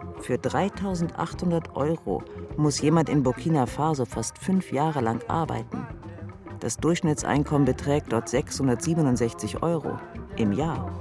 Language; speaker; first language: German; native; German